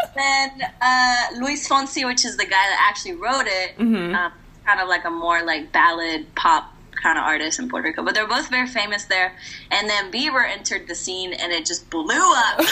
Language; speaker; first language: English; early bilingual, other home language; Spanish